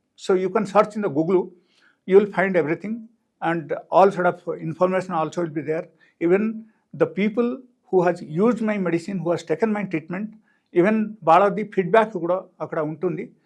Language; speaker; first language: English; non-native, local second language; Telugu